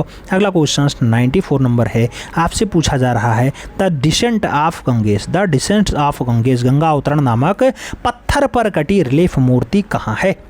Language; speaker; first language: Hindi; native; Hindi